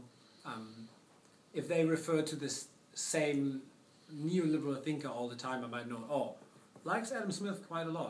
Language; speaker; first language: English; non-native, fluent; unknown